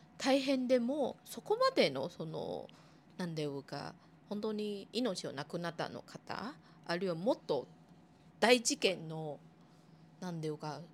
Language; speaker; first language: Japanese; non-native, fluent; Chinese